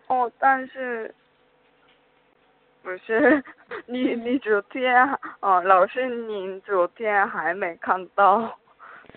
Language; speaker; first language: Chinese; non-native, learner; Korean